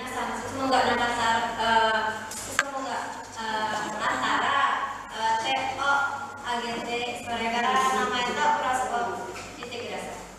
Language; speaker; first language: Japanese; non-native, learner; Indonesian